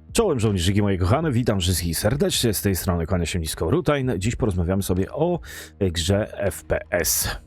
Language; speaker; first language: Polish; native; Polish